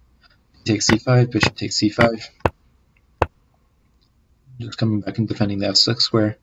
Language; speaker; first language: English; native; English